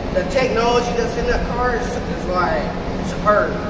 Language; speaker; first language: English; native; English